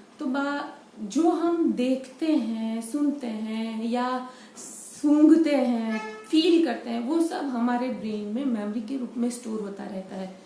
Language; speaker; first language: Hindi; non-native, local second language; Gujarati